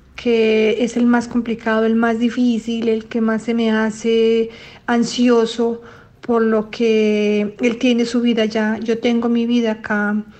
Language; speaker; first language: Spanish; native; Spanish